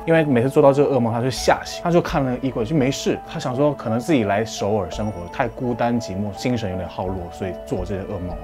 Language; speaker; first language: Chinese; non-native, fluent; Korean